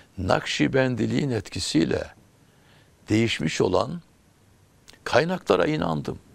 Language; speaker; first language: Turkish; native; Turkish